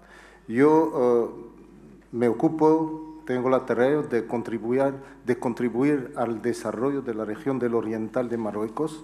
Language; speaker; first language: Spanish; non-native, fluent; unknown